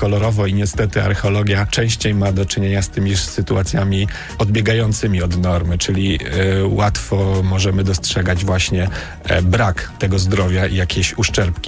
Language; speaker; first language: Polish; native; Polish